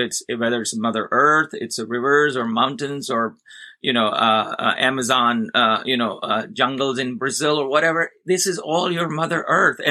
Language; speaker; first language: English; non-native, local second language; Gujarati